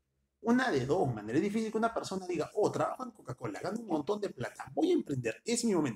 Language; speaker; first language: Spanish; native; Spanish